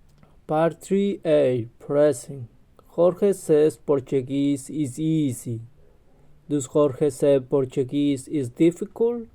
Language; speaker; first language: English; non-native, learner; Spanish